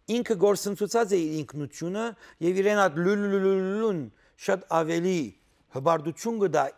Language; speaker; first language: Armenian; early bilingual, heritage; Armenian